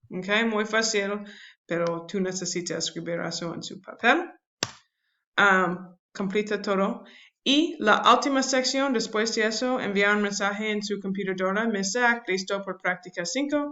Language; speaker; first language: Spanish; non-native, learner; English